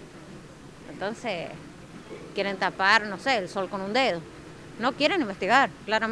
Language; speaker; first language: Spanish; native; Spanish